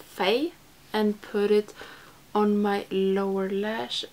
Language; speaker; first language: English; non-native, fluent; Swedish